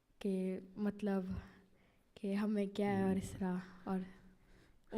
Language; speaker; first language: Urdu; early bilingual, heritage; Urdu